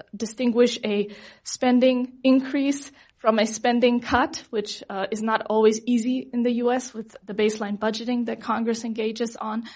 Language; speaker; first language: English; non-native, fluent; German